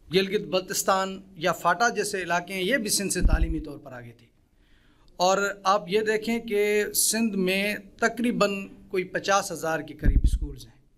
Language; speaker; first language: Urdu; non-native, local second language; Sindhi